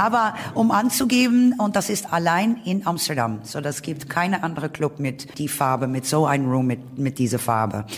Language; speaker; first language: German; non-native, learner; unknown